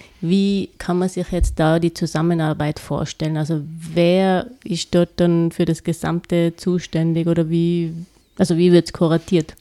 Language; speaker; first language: German; native; German